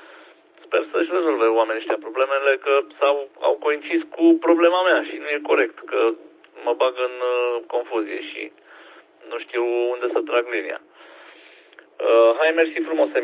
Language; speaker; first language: Romanian; native; Romanian